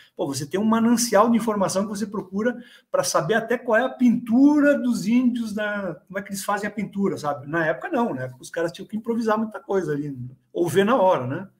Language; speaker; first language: Portuguese; native; Portuguese